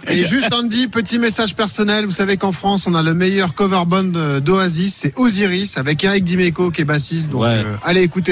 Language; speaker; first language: French; native; French